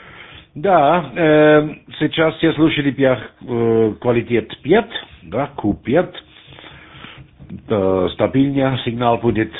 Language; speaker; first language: Russian; non-native, learner; German